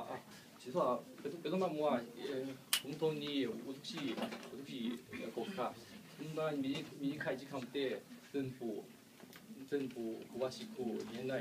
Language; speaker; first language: Japanese; non-native, learner; Vietnamese